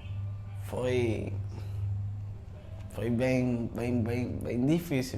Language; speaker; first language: Portuguese; non-native, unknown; Spanish